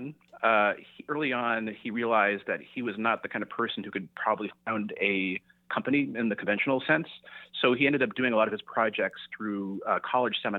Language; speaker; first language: English; native; English